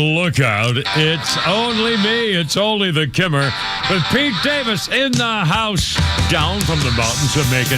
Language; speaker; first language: English; native; English